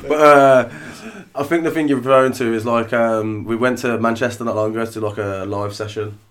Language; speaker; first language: English; native; English